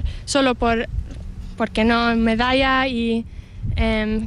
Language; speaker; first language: Spanish; early bilingual, heritage; English